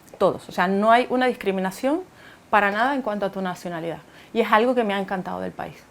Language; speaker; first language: Spanish; native; Spanish